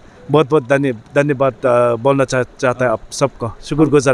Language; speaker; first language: Hindi; non-native, learner; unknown